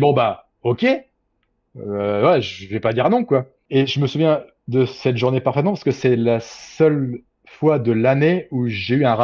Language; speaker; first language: French; native; French